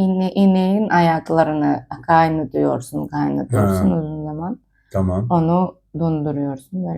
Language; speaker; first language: Turkish; non-native, learner; Russian